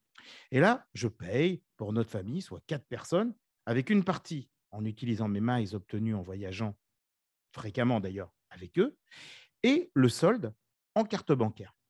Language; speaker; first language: French; native; French